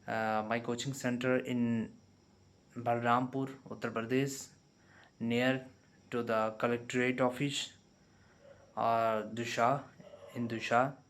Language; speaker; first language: English; non-native, learner; Hindi